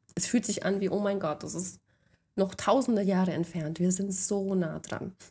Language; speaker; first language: German; native; German